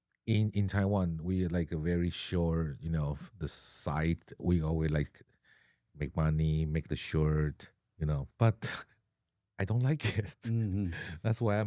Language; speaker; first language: English; non-native, learner; Chinese